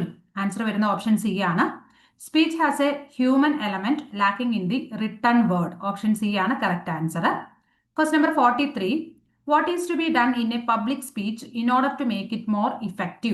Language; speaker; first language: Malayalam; native; Malayalam